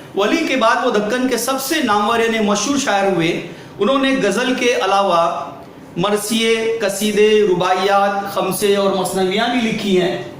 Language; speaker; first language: Urdu; native; Urdu